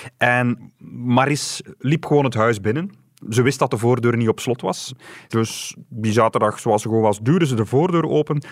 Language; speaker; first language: Dutch; native; Dutch